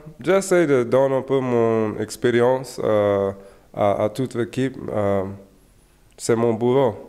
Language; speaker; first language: French; non-native, learner; English